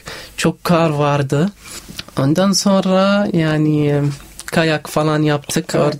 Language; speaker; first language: Turkish; non-native, fluent; Arabic